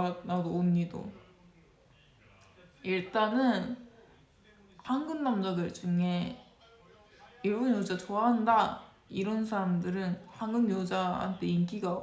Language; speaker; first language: Korean; non-native, local second language; Japanese